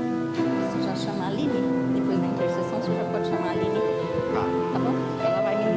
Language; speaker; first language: Portuguese; native; Portuguese